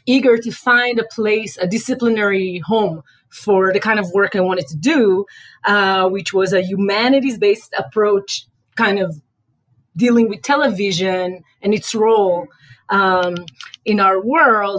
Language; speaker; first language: English; non-native, fluent; Hebrew